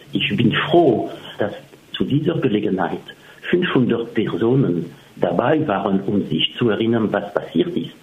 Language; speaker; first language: German; non-native, fluent; French